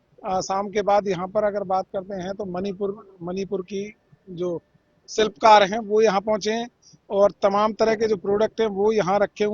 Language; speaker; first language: Hindi; native; Hindi